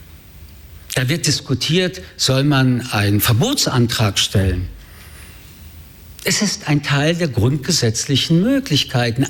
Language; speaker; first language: German; early bilingual, other home language; French